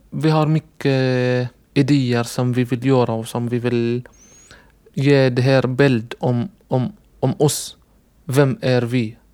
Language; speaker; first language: Swedish; non-native, learner; Arabic